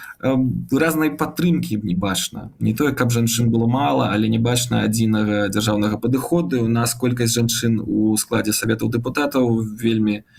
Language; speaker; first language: Belarusian; native; Belarusian